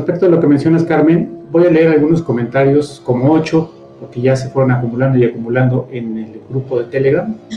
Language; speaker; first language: Spanish; native; Spanish